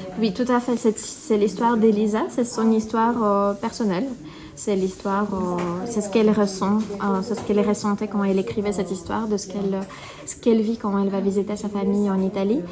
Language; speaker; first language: French; non-native, fluent; Russian